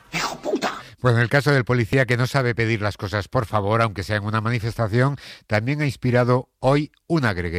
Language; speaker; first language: Spanish; native; Spanish